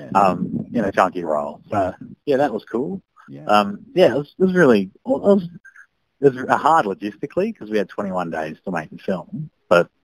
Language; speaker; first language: English; native; English